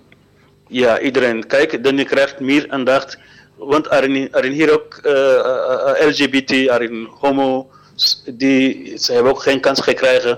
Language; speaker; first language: Dutch; non-native, learner; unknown